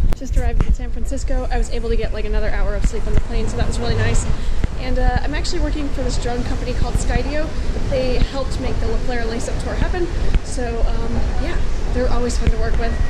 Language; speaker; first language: English; native; English